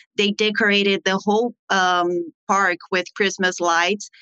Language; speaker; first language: English; non-native, fluent; Portuguese